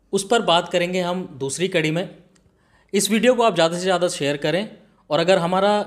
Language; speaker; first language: Hindi; native; Hindi